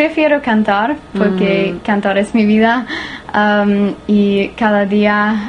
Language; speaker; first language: Spanish; non-native, learner; English